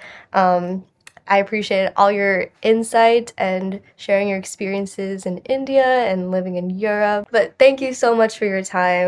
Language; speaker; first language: English; native; English